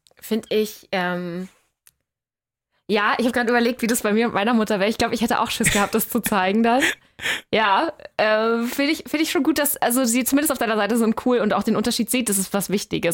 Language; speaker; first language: German; native; German